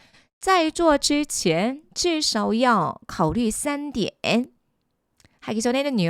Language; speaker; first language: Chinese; non-native, fluent; Korean